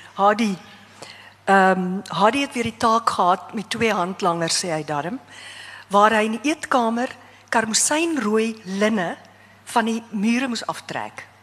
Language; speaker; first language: Afrikaans; native; Afrikaans